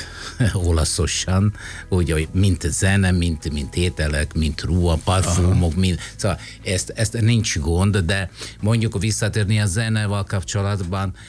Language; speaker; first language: Hungarian; non-native, fluent; Italian